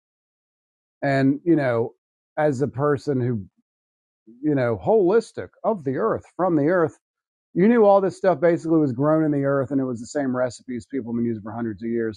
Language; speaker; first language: English; native; English